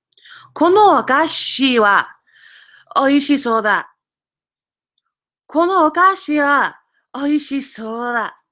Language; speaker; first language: Japanese; non-native, fluent; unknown